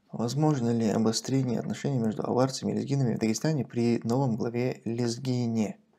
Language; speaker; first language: Russian; non-native, local second language; Chechen